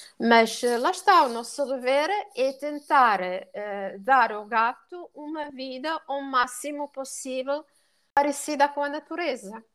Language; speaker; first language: Portuguese; non-native, fluent; Italian